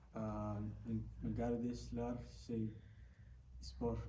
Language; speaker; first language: Turkish; non-native, learner; Somali